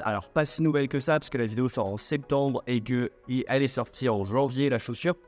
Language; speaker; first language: French; native; French